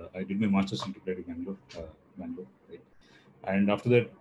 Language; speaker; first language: English; non-native, local second language; Telugu